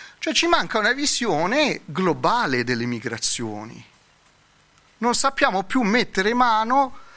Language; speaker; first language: Italian; native; Italian